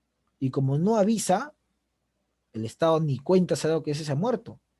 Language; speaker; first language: Spanish; native; Spanish